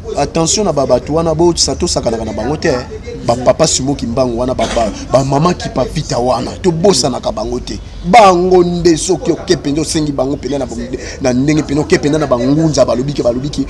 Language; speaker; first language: Lingala; non-native, local second language; Kongo